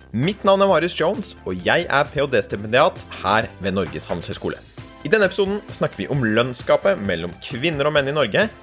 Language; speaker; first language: Norwegian; native; Norwegian